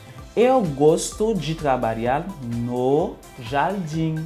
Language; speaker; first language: Portuguese; non-native, learner; Haitian Creole